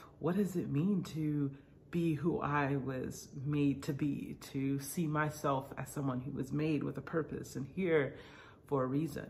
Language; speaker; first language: English; native; English